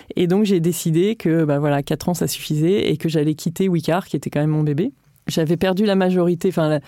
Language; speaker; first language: French; native; French